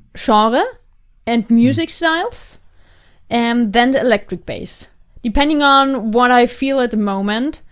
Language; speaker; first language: English; non-native, fluent; German